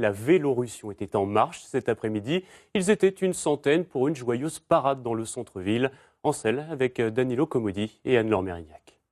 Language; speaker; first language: French; native; French